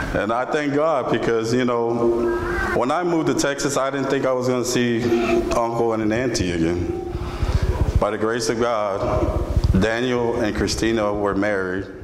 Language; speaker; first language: English; native; English